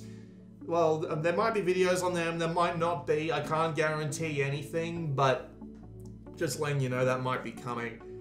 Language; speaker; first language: English; native; English